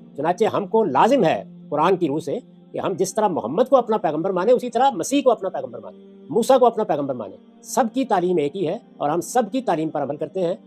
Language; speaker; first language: Urdu; non-native, local second language; Punjabi